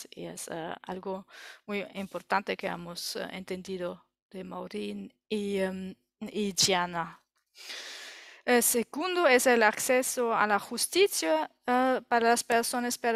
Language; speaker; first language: Spanish; non-native, learner; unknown